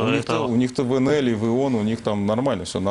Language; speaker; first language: Russian; native; Russian